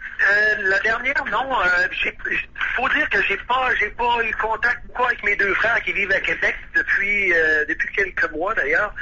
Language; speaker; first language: French; native; French